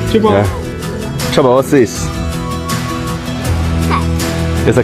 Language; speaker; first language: English; non-native, learner; Chinese